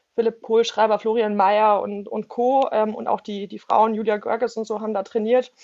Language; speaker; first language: German; native; German